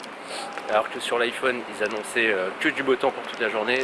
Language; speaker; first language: French; native; French